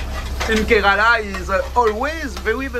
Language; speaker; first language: English; non-native, learner; French